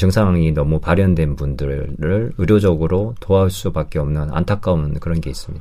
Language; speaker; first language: Korean; native; Korean